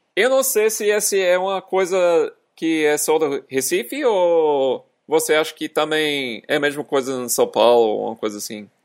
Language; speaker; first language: Portuguese; non-native, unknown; English